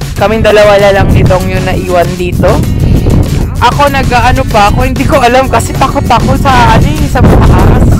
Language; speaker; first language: Filipino; native; Filipino